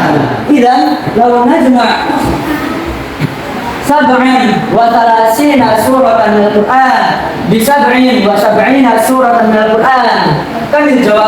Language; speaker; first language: Arabic; non-native, fluent; Indonesian